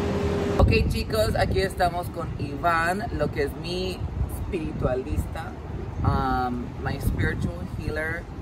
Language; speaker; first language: Spanish; early bilingual, heritage; English